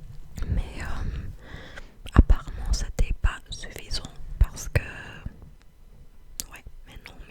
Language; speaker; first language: French; non-native, fluent; English